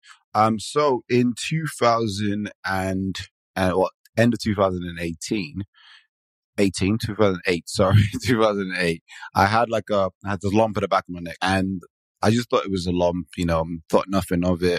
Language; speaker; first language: English; non-native, local second language; Yoruba